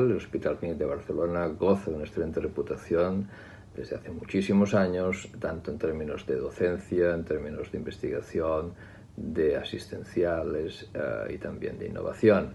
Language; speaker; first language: Spanish; native; Spanish